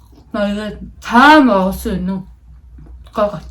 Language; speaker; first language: Korean; non-native, learner; Mongolian